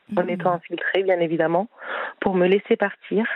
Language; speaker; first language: French; non-native, fluent; Spanish